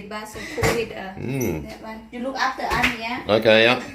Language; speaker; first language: English; non-native, learner; Thai